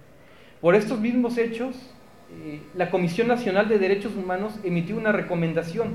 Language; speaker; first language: Spanish; native; Spanish